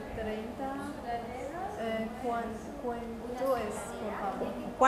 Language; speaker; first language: Spanish; non-native, learner; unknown